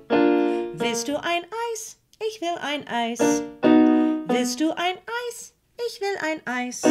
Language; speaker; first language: German; non-native, fluent; English